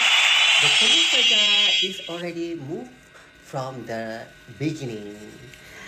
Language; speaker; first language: English; non-native, learner; Malay